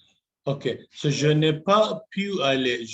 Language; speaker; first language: French; non-native, fluent; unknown